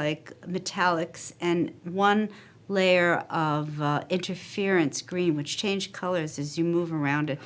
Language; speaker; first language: English; native; English